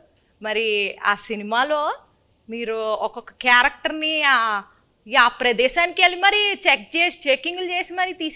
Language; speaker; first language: Telugu; native; Telugu